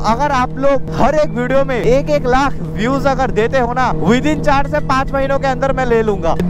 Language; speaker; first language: Hindi; non-native, local second language; Assamese